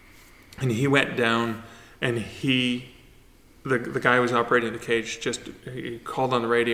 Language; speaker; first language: English; native; English